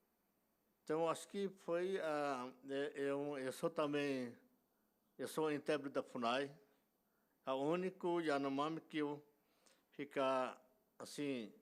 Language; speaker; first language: Portuguese; non-native, local second language; Yanomámi